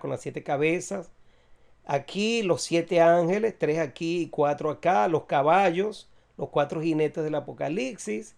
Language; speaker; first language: Spanish; native; Spanish